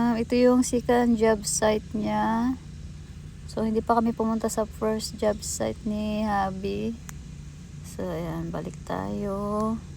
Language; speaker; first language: Filipino; non-native, local second language; Cebuano